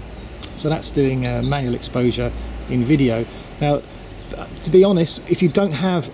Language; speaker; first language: English; native; English